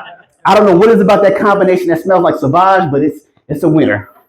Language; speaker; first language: English; native; English